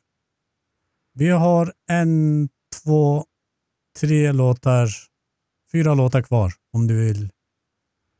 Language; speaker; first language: Swedish; non-native, fluent; Turkish